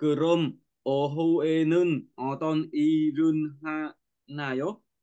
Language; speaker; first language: Korean; non-native, learner; Vietnamese